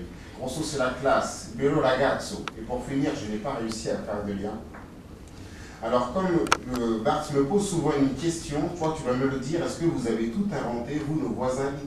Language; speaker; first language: French; native; French